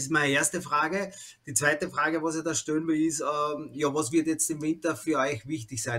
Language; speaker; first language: German; native; German